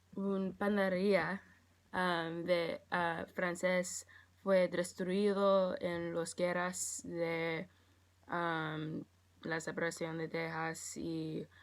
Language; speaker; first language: Spanish; non-native, learner; English